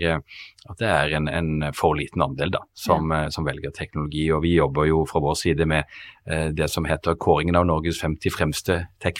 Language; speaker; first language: Norwegian; native; Norwegian